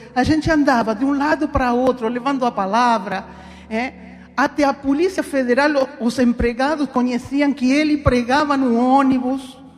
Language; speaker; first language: Portuguese; non-native, fluent; Spanish